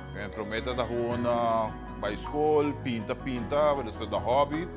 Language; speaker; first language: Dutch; non-native, local second language; Papiamento